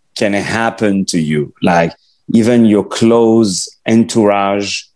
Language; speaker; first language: English; non-native, fluent; French